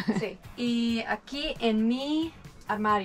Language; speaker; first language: Spanish; non-native, fluent; English